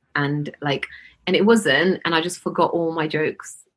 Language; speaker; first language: English; native; English